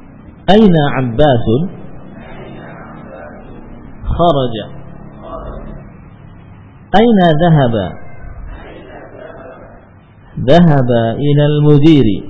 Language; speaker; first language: Arabic; non-native, fluent; Indonesian